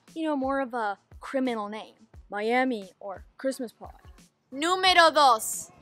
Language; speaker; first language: English; native; English